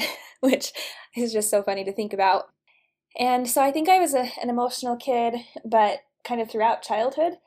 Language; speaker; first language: English; native; English